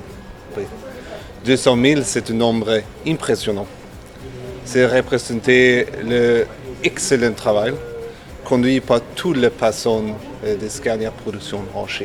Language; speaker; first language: French; non-native, fluent; Swedish